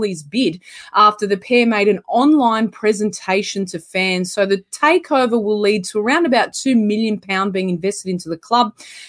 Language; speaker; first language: English; native; English